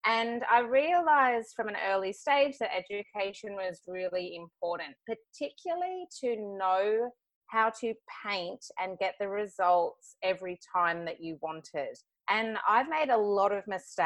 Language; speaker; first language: English; native; English